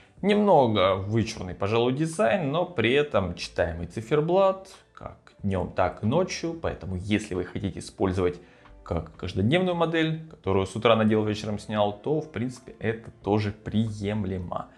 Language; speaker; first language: Russian; native; Russian